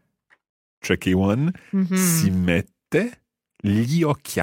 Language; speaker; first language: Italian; non-native, fluent; English